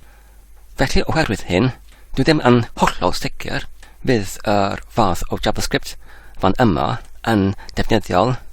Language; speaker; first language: Welsh; non-native, learner; English